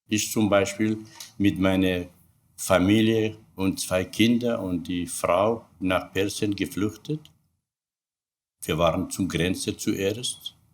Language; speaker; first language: German; non-native, learner; Kurdish